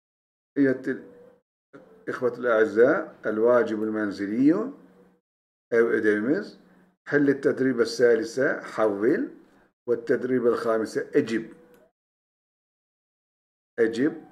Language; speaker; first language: Arabic; non-native, fluent; Turkish